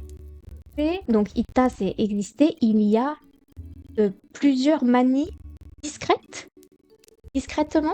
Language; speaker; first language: French; native; French